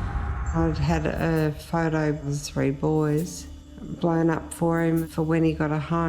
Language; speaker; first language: English; native; English